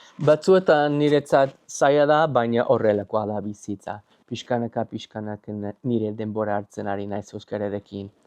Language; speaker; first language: Basque; non-native, learner; English